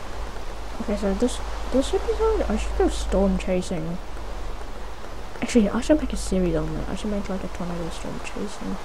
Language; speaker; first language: English; native; English